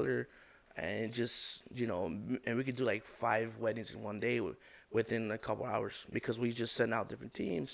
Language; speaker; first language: English; native; English